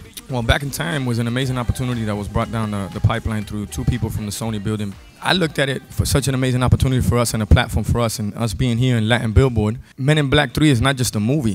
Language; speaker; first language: English; early bilingual, other home language; Spanish